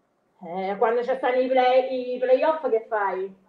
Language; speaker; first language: Italian; native; Italian